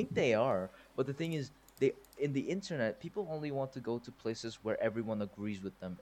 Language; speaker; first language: English; non-native, fluent; Korean